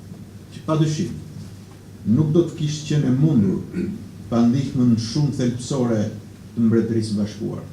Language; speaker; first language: Albanian; native; Albanian